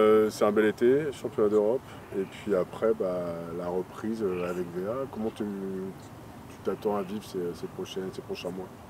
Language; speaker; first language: French; native; French